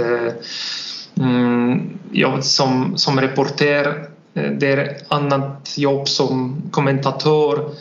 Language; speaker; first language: Swedish; non-native, learner; Polish